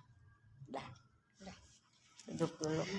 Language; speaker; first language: Indonesian; non-native, local second language; Sundanese